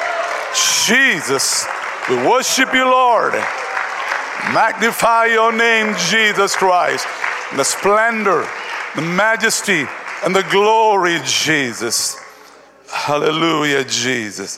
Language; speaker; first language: English; non-native, local second language; Tamil